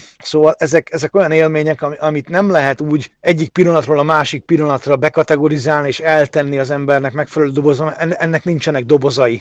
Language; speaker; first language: Hungarian; native; Hungarian